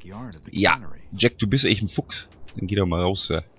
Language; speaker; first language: German; native; German